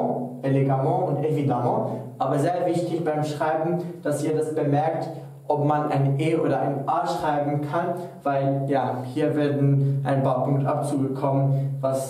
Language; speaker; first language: German; non-native, fluent; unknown